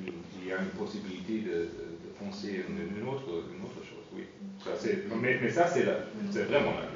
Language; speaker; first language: French; non-native, fluent; German